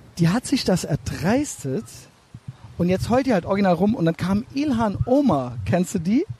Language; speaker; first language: German; native; German